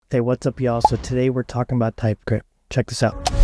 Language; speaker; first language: English; native; English